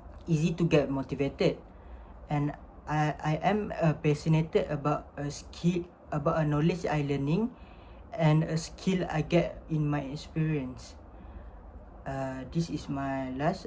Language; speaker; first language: English; non-native, learner; Malay